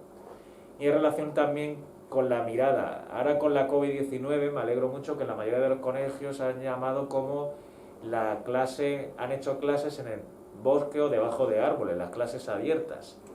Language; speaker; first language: Spanish; native; Spanish